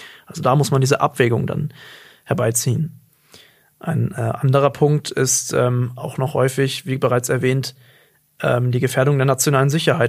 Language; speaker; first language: German; native; German